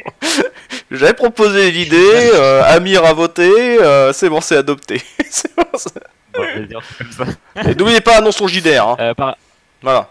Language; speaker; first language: French; native; French